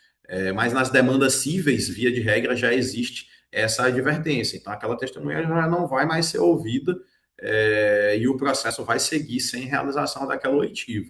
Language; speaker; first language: Portuguese; native; Portuguese